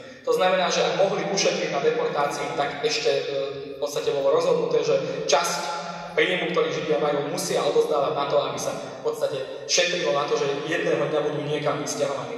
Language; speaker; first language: Slovak; native; Slovak